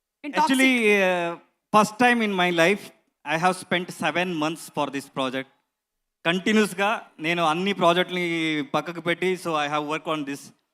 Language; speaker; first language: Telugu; non-native, learner; Kannada